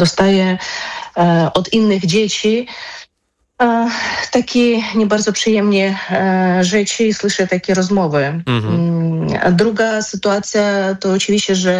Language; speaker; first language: Polish; non-native, fluent; Ukrainian